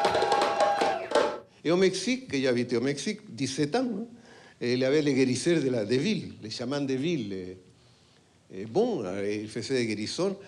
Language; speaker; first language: French; non-native, fluent; Spanish